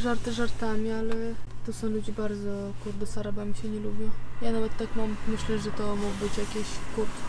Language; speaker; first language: Polish; non-native, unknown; Uzbek